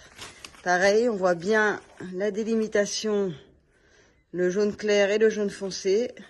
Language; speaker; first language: French; native; French